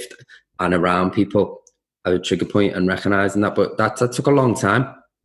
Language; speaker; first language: English; native; English